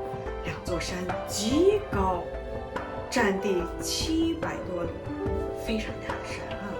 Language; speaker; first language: Chinese; native; Chinese